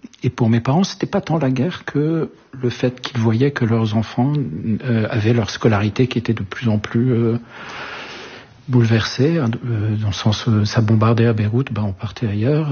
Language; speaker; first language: French; early bilingual, other home language; Arabic